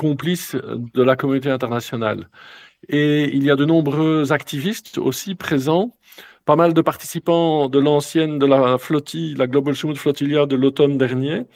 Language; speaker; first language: French; native; French